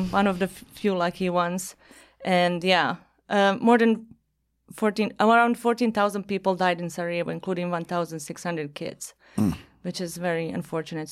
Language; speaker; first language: English; non-native, fluent; Bosnian